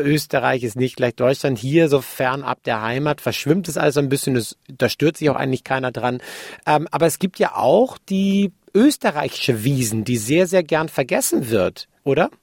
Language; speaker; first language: German; native; German